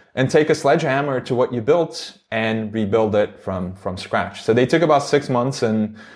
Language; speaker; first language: English; non-native, fluent; Turkish